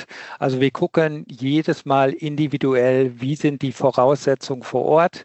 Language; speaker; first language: German; native; German